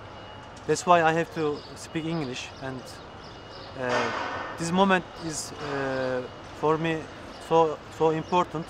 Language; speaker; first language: English; non-native, learner; Turkish